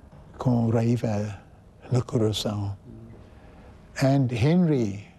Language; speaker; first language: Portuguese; non-native, fluent; English